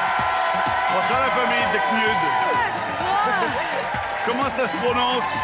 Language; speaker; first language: French; native; French